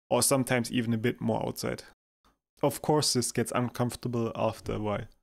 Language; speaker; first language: English; non-native, fluent; German